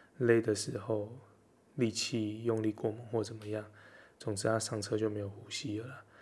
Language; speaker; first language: Chinese; native; Chinese